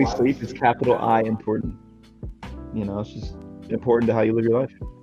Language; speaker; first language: English; native; English